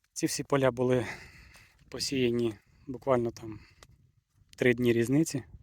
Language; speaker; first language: Ukrainian; native; Ukrainian